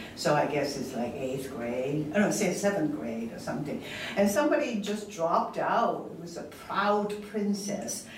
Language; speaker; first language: English; non-native, local second language; Cantonese